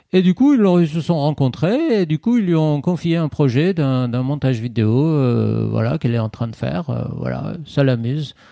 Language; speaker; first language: French; non-native, fluent; Persian